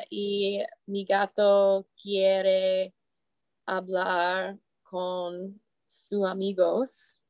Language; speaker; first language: Spanish; non-native, learner; English